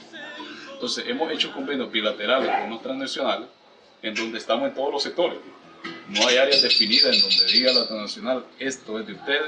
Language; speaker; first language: Spanish; native; Spanish